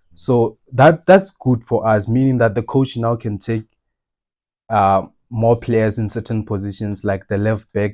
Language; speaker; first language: English; non-native, local second language; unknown